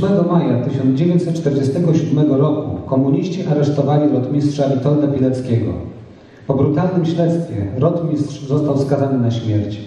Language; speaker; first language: Polish; native; Polish